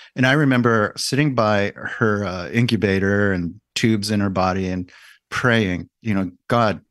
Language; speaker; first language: English; native; English